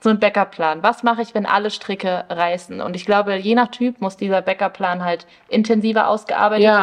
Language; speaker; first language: German; early bilingual, other home language; Spanish